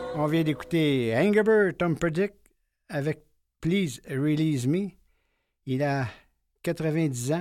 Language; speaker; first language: French; native; French